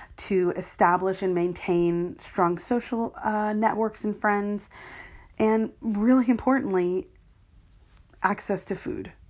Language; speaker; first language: English; native; English